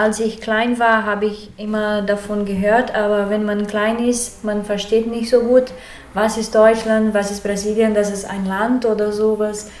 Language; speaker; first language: German; early bilingual, heritage; German